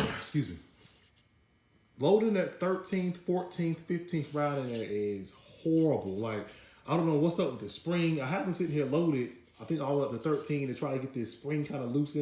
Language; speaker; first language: English; native; English